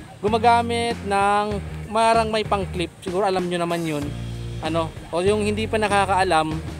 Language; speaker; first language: Filipino; non-native, local second language; Bikol